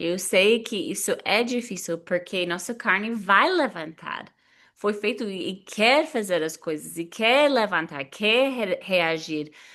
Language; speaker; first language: Portuguese; non-native, fluent; English